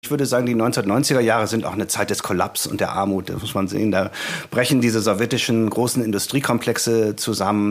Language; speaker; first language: German; native; German